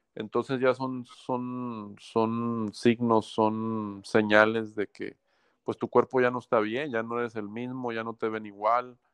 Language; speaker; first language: Spanish; native; Spanish